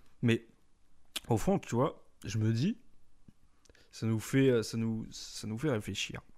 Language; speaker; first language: French; native; French